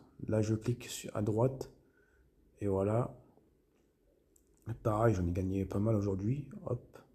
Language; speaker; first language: French; native; French